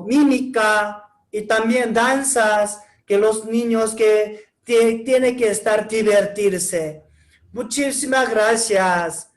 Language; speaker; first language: Spanish; non-native, learner; Korean